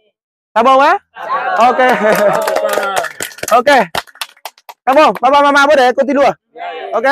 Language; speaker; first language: Portuguese; non-native, learner; Vietnamese